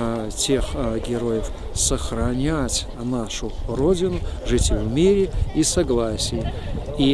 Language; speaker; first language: Russian; native; Russian